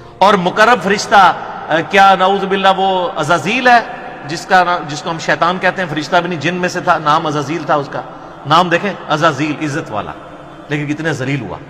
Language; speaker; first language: Urdu; non-native, local second language; Punjabi